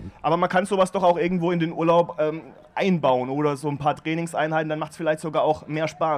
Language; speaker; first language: German; native; German